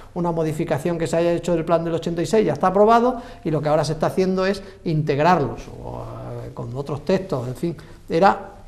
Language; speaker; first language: Spanish; native; Spanish